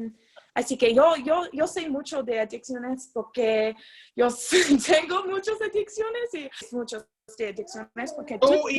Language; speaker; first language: Spanish; non-native, learner; English